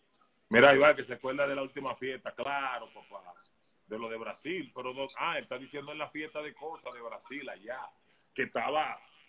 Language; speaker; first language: Spanish; native; Spanish